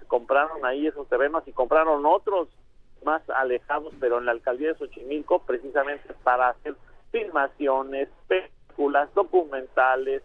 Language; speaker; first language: Spanish; native; Spanish